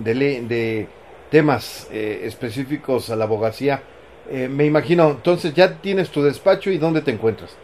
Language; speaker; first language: Spanish; native; Spanish